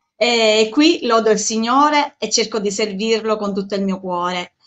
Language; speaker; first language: Italian; native; Italian